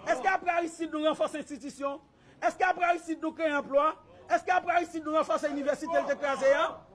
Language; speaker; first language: Haitian Creole; native; Haitian Creole